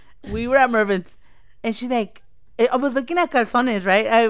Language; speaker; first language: English; early bilingual, other home language; Spanish